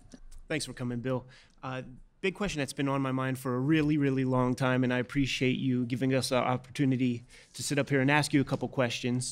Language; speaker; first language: English; native; English